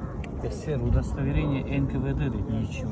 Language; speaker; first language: Russian; non-native, local second language; Kyrgyz